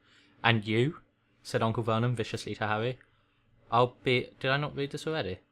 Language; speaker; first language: English; native; English